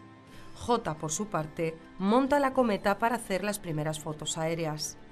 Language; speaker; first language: Spanish; native; Spanish